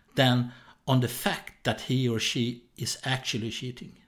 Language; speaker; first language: English; non-native, fluent; Swedish